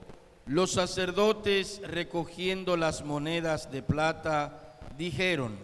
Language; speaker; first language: Spanish; native; Spanish